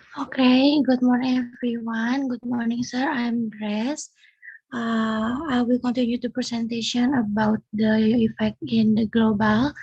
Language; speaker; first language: English; non-native, learner; Indonesian